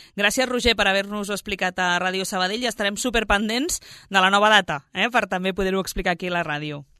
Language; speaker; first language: Catalan; native; Catalan